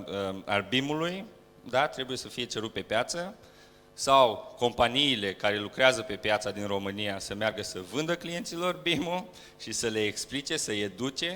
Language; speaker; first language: Romanian; native; Romanian